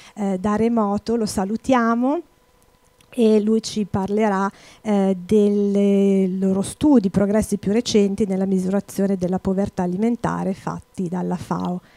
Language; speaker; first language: Italian; native; Italian